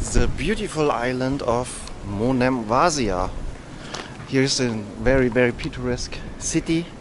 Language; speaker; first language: English; non-native, learner; German